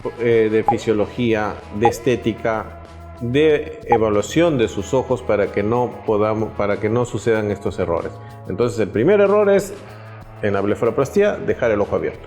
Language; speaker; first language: Spanish; native; Spanish